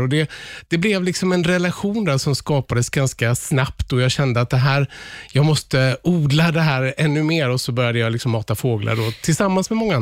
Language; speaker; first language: Swedish; native; Swedish